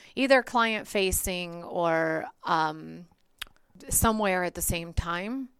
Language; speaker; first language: English; early bilingual, other home language; Bulgarian